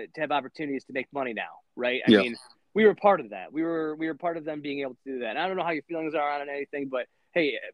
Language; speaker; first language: English; native; English